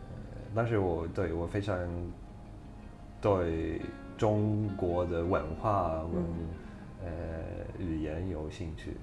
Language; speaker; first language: Chinese; non-native, fluent; Swedish